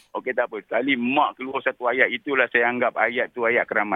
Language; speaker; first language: Malay; native; Malay